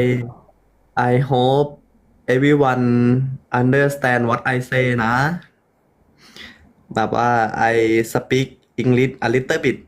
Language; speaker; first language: English; non-native, learner; Thai